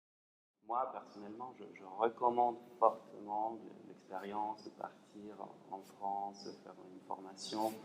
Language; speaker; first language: French; non-native, fluent; Spanish